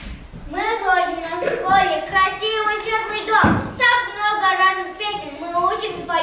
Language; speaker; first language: Russian; non-native, learner; Kyrgyz